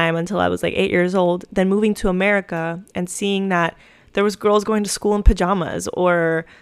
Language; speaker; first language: English; early bilingual, other home language; Spanish